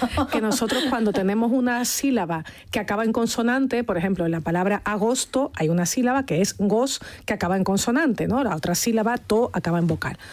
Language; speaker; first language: Spanish; native; Spanish